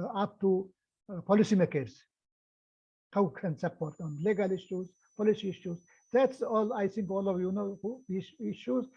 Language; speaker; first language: English; non-native, learner; Mongolian